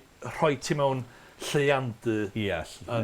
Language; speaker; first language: Welsh; native; Welsh